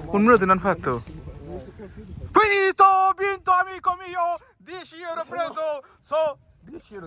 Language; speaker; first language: Italian; non-native, learner; Bangla